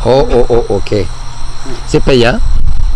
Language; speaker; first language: French; native; French